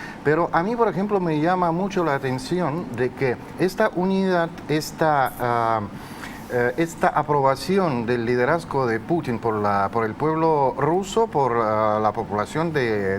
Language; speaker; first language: Spanish; non-native, fluent; Russian